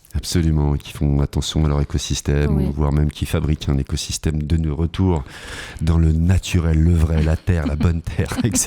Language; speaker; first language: French; native; French